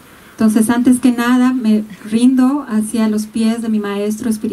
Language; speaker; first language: Spanish; native; Spanish